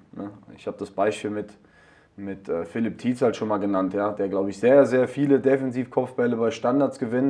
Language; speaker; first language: German; native; German